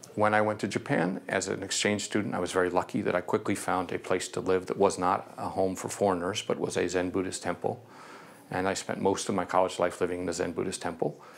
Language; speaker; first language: English; native; English